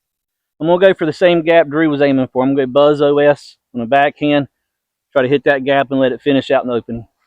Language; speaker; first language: English; native; English